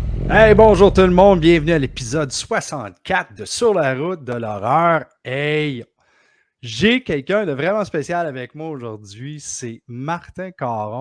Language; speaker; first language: French; native; French